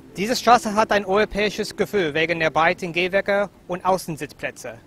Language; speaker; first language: German; non-native, fluent; English